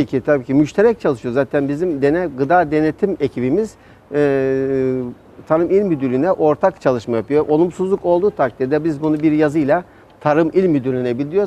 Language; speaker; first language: Turkish; native; Turkish